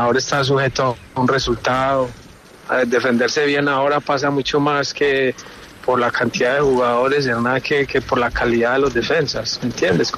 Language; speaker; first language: Spanish; native; Spanish